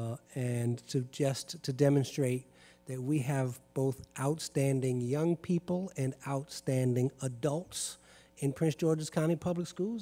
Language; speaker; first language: English; native; English